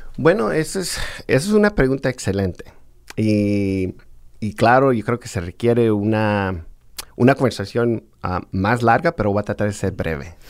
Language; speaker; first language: Spanish; early bilingual, heritage; Spanish